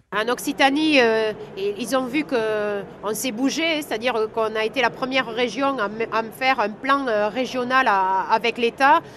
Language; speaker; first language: French; native; French